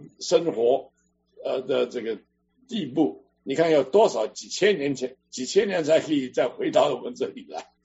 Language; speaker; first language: Chinese; native; Chinese